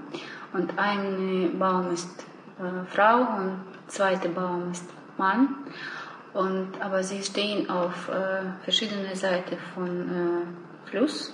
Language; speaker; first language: German; non-native, learner; Russian